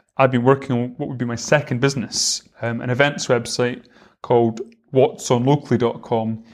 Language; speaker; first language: English; native; English